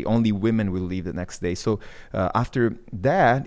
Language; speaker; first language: English; non-native, fluent; Portuguese